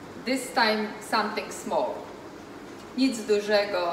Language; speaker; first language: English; non-native, learner; Polish